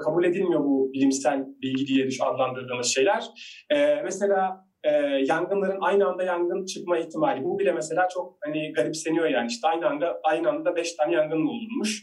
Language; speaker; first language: Turkish; native; Turkish